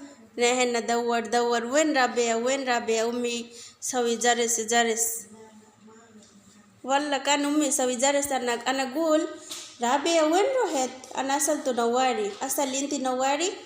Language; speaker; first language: Arabic; non-native, learner; Bangla